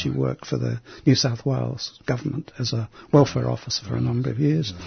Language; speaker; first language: English; non-native, local second language; Greek